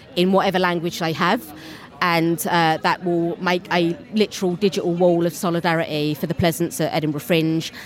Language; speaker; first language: English; native; English